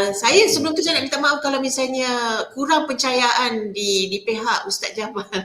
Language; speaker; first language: Malay; native; Malay